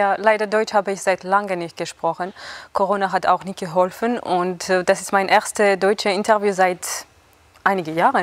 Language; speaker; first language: German; non-native, fluent; Georgian